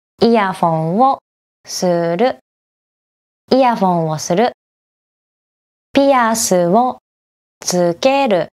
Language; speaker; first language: Japanese; native; Japanese